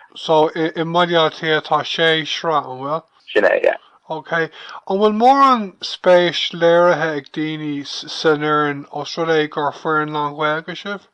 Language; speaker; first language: Irish; non-native, local second language; English